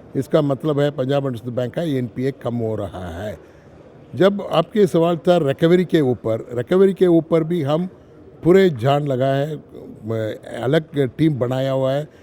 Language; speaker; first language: Hindi; non-native, local second language; Tamil